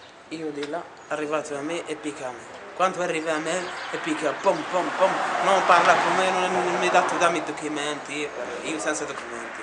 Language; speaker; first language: Italian; non-native, learner; Arabic